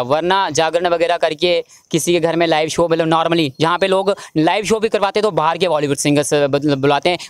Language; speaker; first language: Hindi; native; Hindi